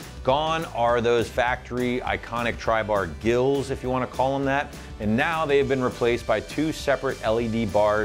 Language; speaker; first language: English; native; English